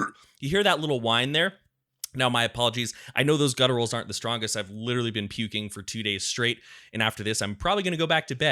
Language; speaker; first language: English; native; English